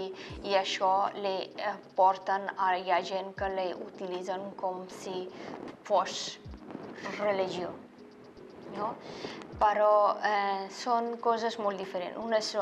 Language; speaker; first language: Catalan; non-native, fluent; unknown